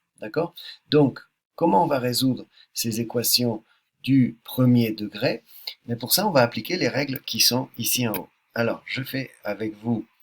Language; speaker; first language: French; native; French